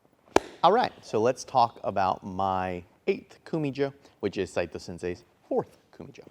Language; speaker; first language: English; native; English